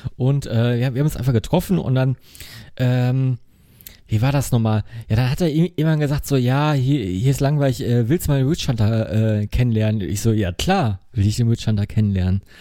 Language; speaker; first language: German; native; German